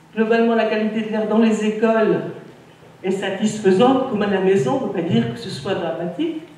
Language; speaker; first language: French; native; French